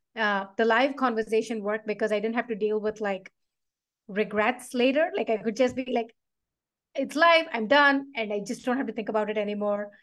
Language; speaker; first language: English; non-native, local second language; Tamil